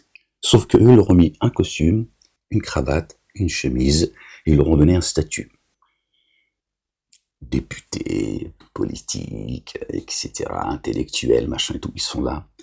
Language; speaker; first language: French; native; French